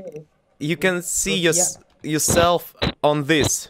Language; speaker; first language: English; non-native, learner; Russian